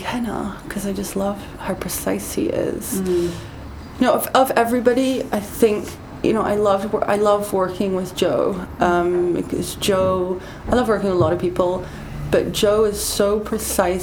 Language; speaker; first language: English; native; English